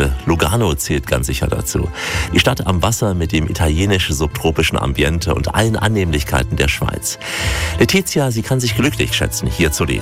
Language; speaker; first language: German; native; German